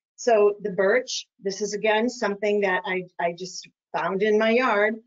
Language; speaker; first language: English; native; English